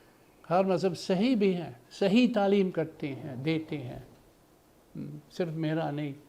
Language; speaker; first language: Hindi; non-native, fluent; English